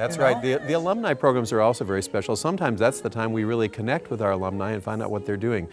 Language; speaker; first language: English; native; English